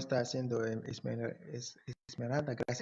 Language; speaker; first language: Spanish; non-native, fluent; English